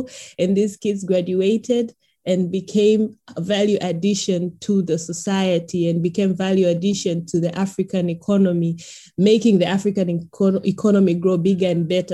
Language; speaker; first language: English; non-native, local second language; Swahili